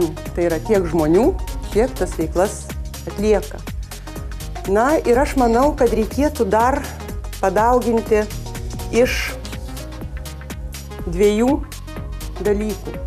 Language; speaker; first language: Lithuanian; native; Lithuanian